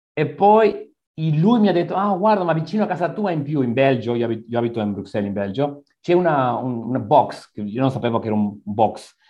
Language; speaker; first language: Italian; non-native, learner; Spanish